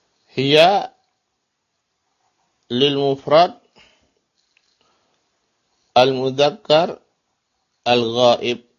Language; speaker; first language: Arabic; non-native, fluent; Indonesian